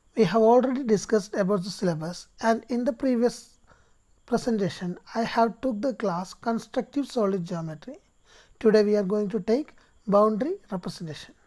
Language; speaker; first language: English; non-native, local second language; Malayalam